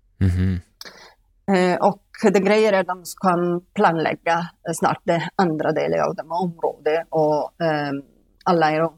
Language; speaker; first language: Swedish; non-native, fluent; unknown